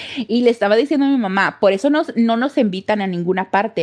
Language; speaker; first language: Spanish; early bilingual, heritage; Spanish